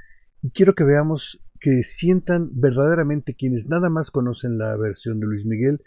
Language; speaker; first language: Spanish; native; Spanish